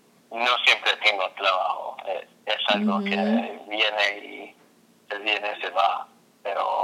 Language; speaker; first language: Spanish; non-native, fluent; English